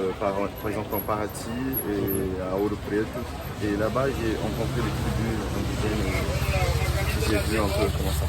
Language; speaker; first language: French; non-native, fluent; Portuguese